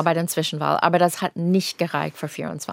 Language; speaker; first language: German; non-native, fluent; English